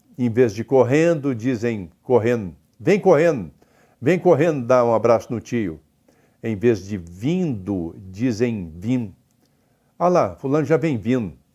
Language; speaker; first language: Portuguese; native; Portuguese